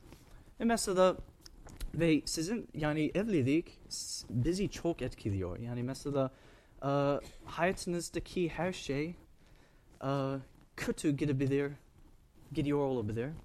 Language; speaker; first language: Turkish; non-native, fluent; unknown